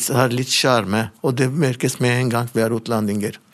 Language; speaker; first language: Norwegian; non-native, learner; Armenian